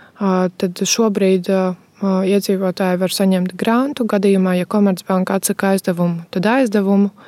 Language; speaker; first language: Latvian; native; Latvian